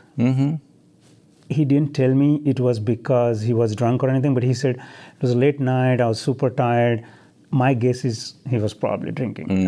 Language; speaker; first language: English; non-native, local second language; Marathi